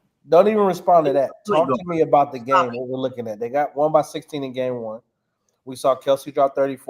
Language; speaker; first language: English; native; English